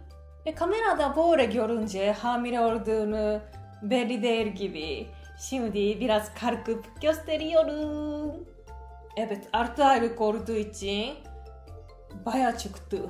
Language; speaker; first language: Turkish; non-native, fluent; Japanese